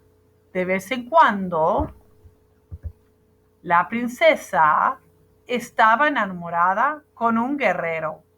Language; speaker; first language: Spanish; non-native, fluent; English